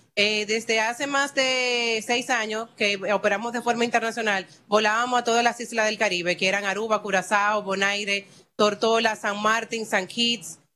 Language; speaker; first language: Spanish; native; Spanish